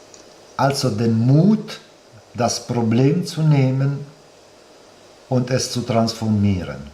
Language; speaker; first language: German; non-native, fluent; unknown